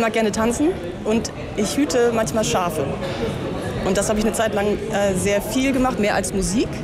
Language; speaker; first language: German; native; German